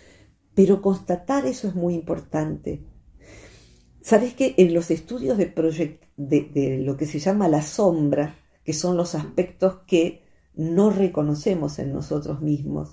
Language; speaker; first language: Spanish; native; Spanish